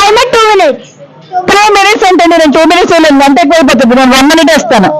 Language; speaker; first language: Telugu; native; Telugu